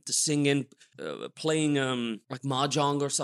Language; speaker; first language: English; native; English